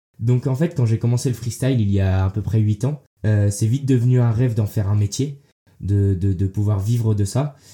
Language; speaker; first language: French; early bilingual, heritage; French